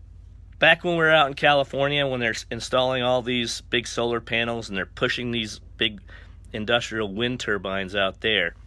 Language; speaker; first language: English; native; English